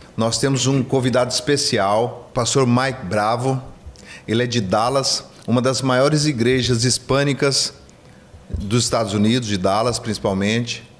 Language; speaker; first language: Portuguese; native; Portuguese